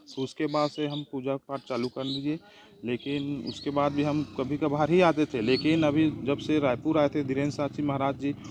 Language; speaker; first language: Hindi; native; Hindi